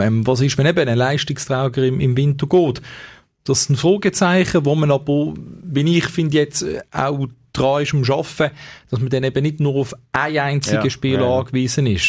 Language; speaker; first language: German; native; German